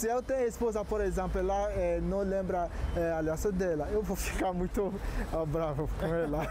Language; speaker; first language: Portuguese; non-native, learner; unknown